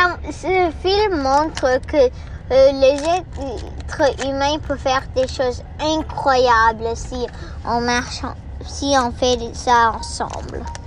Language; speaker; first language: French; non-native, learner; English